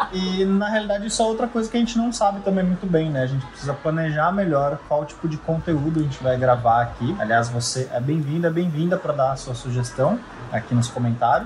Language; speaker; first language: Portuguese; native; Portuguese